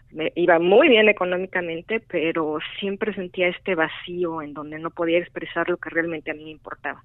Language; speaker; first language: Spanish; native; Spanish